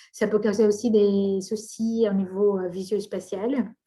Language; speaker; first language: French; non-native, fluent; Portuguese